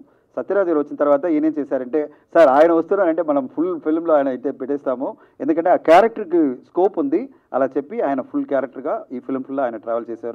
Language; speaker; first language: Telugu; non-native, fluent; Tamil